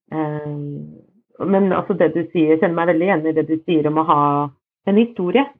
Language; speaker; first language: Norwegian; native; Norwegian